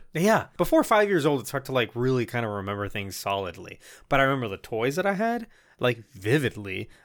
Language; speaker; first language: English; non-native, fluent; Spanish